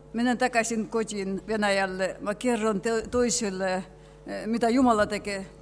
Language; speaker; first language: Finnish; non-native, fluent; Russian